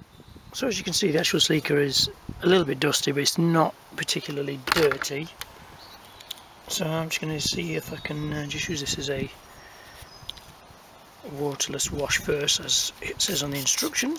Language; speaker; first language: English; native; English